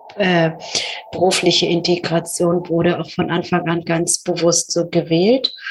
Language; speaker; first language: German; non-native, fluent; Persian